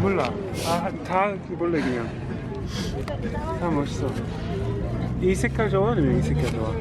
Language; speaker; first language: Korean; early bilingual, other home language; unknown